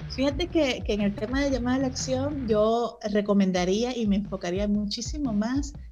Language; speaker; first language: Spanish; native; Spanish